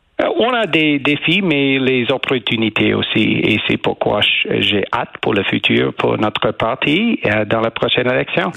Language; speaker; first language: French; non-native, learner; English